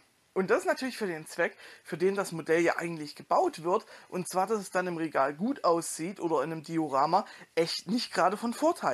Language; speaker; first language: German; native; German